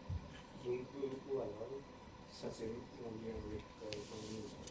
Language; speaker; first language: French; non-native, learner; English